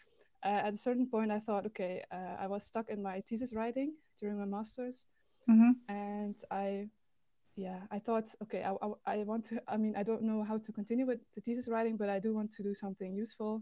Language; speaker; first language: English; non-native, fluent; Dutch